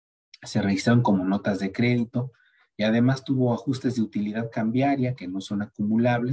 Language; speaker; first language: Spanish; native; Spanish